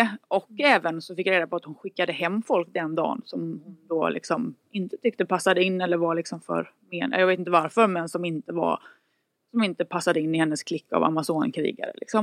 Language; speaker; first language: Swedish; native; Swedish